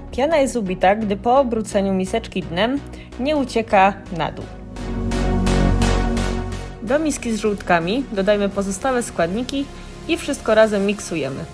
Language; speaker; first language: Polish; native; Polish